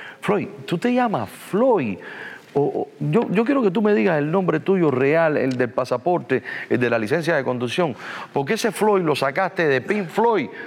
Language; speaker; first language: Spanish; native; Spanish